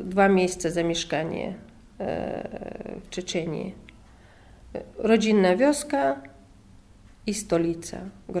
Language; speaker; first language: Polish; non-native, fluent; Chechen